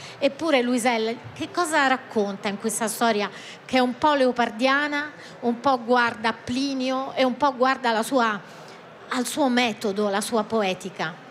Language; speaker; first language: Italian; native; Italian